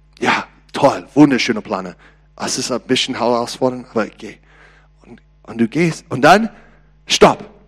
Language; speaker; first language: German; non-native, learner; English